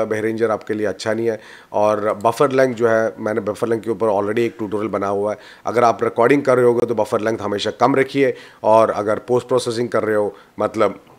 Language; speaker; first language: Hindi; non-native, local second language; Malayalam